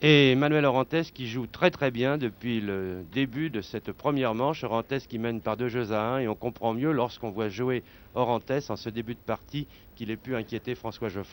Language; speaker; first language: French; native; French